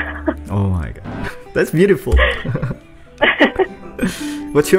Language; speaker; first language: English; non-native, fluent; Indonesian